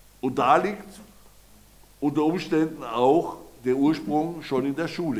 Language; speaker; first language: German; native; German